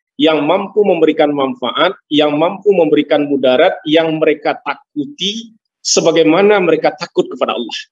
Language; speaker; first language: Indonesian; non-native, local second language; Minangkabau